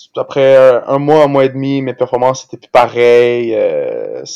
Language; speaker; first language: French; early bilingual, other home language; Portuguese